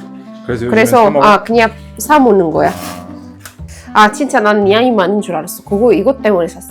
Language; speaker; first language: Korean; non-native, fluent; Arabic